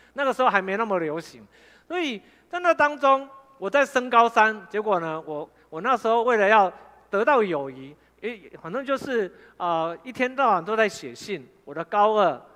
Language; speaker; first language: Chinese; native; Chinese